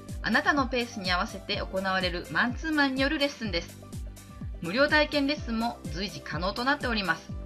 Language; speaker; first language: Japanese; native; Japanese